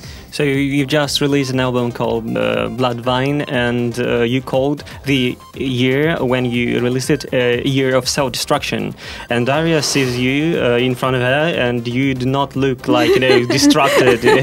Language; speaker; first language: English; non-native, fluent; Russian